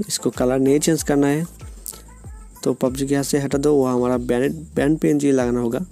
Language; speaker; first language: Hindi; non-native, local second language; Bangla